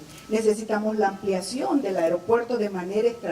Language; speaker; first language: Spanish; native; Spanish